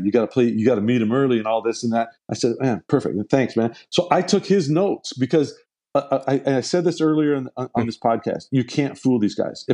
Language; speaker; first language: English; native; English